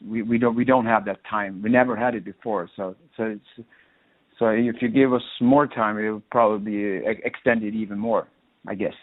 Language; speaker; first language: English; non-native, fluent; Swedish